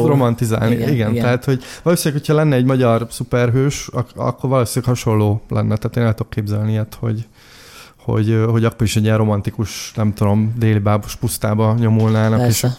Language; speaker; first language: Hungarian; native; Hungarian